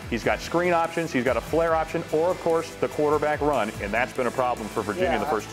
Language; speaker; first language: English; native; English